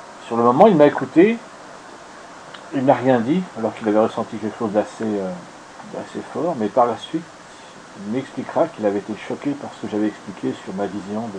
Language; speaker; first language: French; native; French